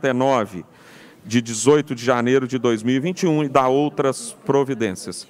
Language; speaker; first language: Portuguese; native; Portuguese